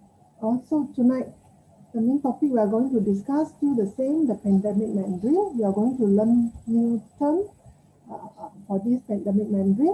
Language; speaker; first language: English; non-native, local second language; Chinese